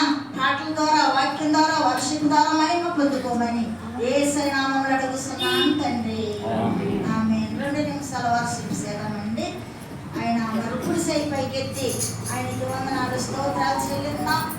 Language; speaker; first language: Telugu; native; Telugu